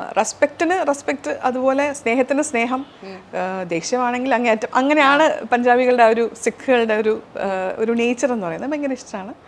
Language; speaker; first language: Malayalam; non-native, local second language; Urdu